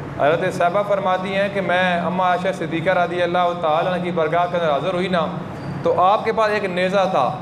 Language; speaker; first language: Urdu; non-native, local second language; Punjabi